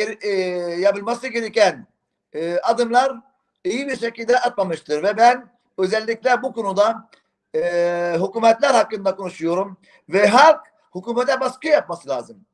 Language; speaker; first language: Turkish; non-native, fluent; Arabic